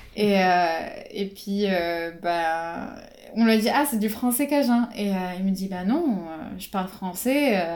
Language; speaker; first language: French; non-native, local second language; Arabic